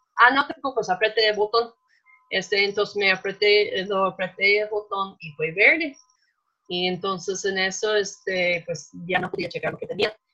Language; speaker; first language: Spanish; non-native, fluent; English